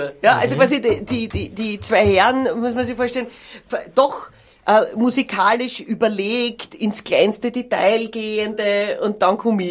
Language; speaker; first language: German; native; German